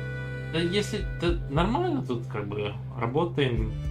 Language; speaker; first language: Russian; early bilingual, heritage; Russian